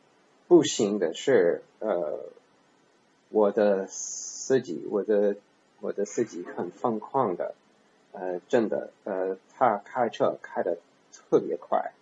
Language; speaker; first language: Chinese; non-native, learner; English